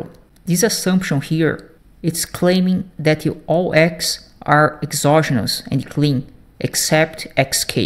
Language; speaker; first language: English; non-native, fluent; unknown